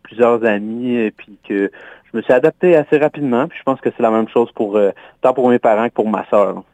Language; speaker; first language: French; native; French